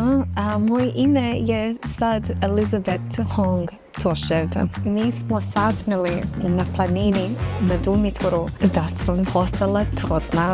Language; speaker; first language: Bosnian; non-native, fluent; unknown